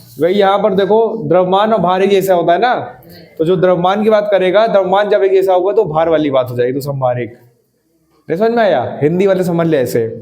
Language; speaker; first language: Hindi; native; Hindi